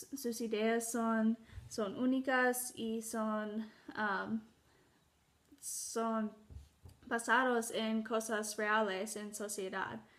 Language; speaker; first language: Spanish; non-native, learner; English